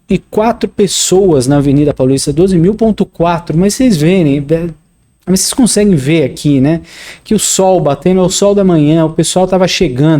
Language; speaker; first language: Portuguese; native; Portuguese